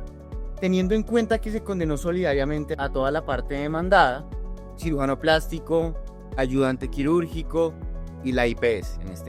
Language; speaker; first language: Spanish; native; Spanish